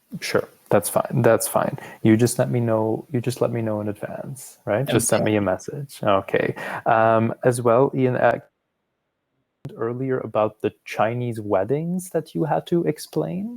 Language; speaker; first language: English; non-native, fluent; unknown